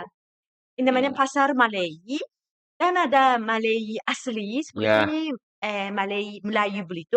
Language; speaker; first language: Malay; non-native, fluent; Japanese